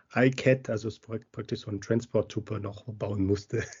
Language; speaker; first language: German; non-native, fluent; French